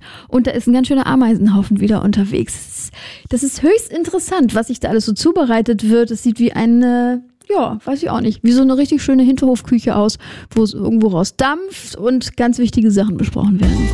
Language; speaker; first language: German; native; German